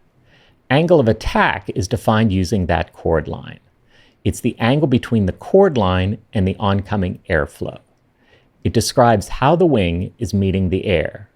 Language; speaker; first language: English; native; English